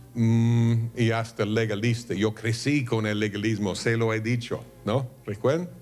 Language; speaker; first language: Spanish; non-native, fluent; English